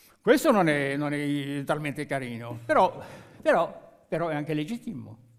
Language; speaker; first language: Italian; non-native, fluent; French